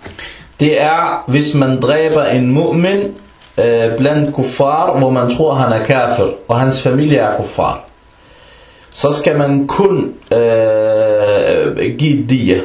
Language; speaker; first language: Danish; early bilingual, other home language; Arabic